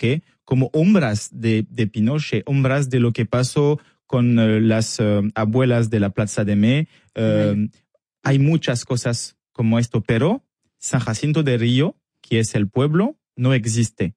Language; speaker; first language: Spanish; non-native, learner; French